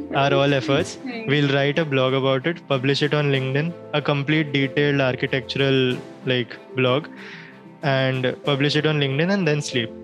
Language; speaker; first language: English; non-native, local second language; Hindi